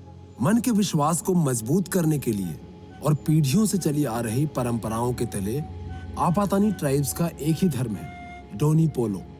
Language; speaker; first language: Hindi; native; Hindi